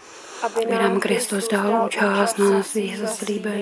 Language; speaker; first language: Czech; native; Czech